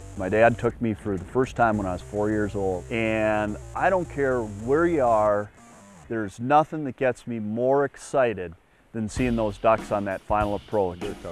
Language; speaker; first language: English; native; English